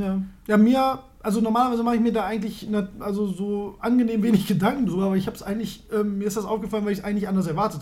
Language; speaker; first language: German; native; German